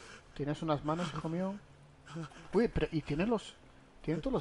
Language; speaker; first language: Spanish; native; Spanish